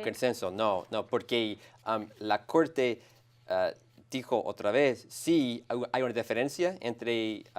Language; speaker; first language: Spanish; non-native, learner; English